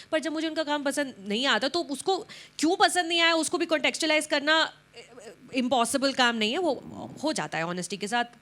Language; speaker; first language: Hindi; native; Hindi